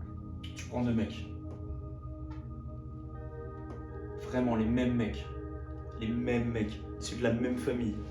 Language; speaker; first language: French; native; French